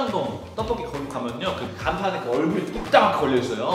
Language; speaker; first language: Korean; native; Korean